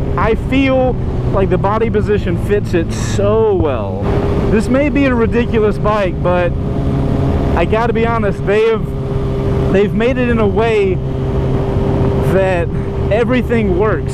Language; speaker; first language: English; native; English